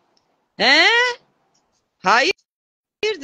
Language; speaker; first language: Turkish; native; Turkish